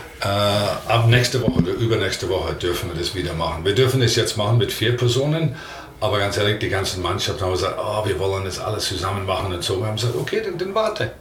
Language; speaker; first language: German; non-native, learner; English